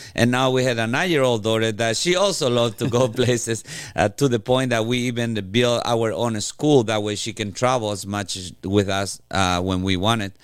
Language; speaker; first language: English; non-native, fluent; Spanish